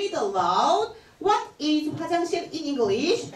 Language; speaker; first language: English; non-native, fluent; Korean